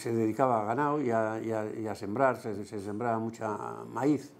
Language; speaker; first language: Spanish; native; Spanish